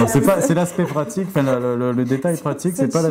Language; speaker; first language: French; native; French